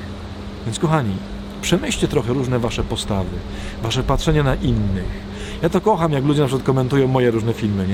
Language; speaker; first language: Polish; native; Polish